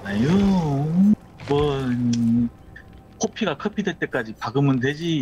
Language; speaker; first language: Korean; native; Korean